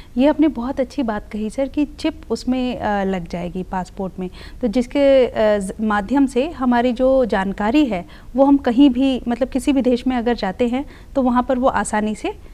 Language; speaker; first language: Hindi; native; Hindi